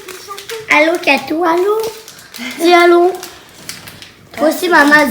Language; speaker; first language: French; native; French